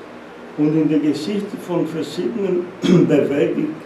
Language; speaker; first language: German; non-native, learner; Portuguese